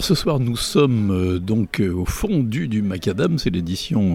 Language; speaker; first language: French; native; French